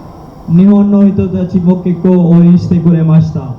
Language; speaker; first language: Japanese; non-native, fluent; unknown